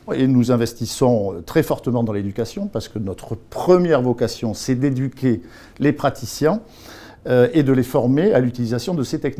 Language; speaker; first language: French; native; French